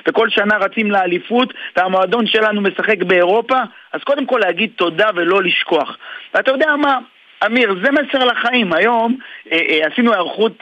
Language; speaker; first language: Hebrew; native; Hebrew